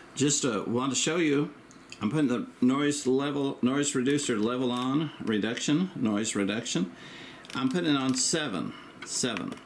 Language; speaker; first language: English; native; English